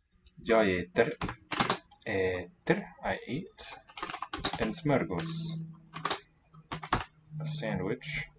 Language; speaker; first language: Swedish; non-native, learner; English